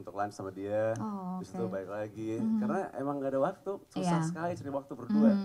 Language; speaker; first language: Indonesian; early bilingual, heritage; English